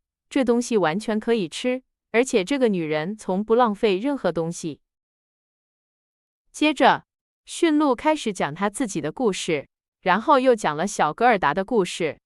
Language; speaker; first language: Chinese; native; Chinese